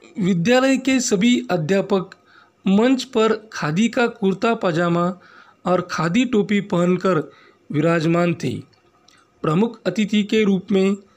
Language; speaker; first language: Hindi; non-native, local second language; Marathi